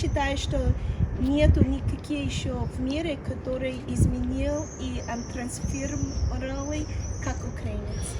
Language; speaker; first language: Russian; non-native, learner; English